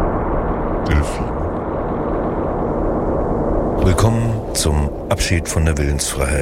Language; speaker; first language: German; native; German